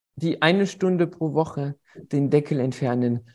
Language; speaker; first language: German; non-native, fluent; French